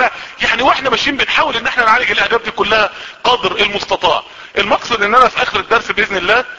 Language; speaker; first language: Arabic; native; Arabic